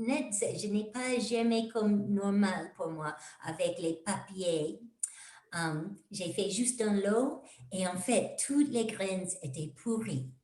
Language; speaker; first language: French; non-native, fluent; English